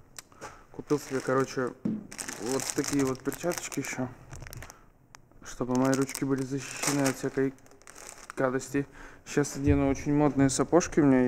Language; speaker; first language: Russian; native; Russian